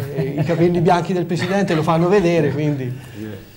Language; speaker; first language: Italian; native; Italian